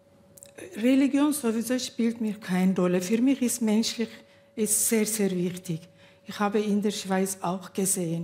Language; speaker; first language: German; non-native, learner; Kurdish